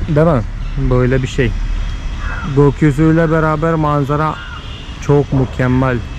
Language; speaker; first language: Turkish; non-native, fluent; Malayalam